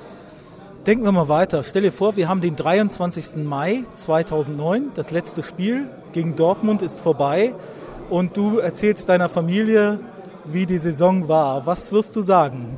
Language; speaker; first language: German; native; German